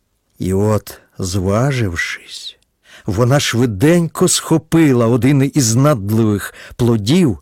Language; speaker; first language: Ukrainian; native; Ukrainian